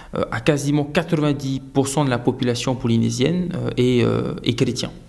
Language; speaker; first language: French; native; French